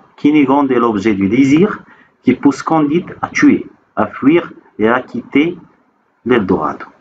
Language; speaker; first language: French; non-native, local second language; Arabic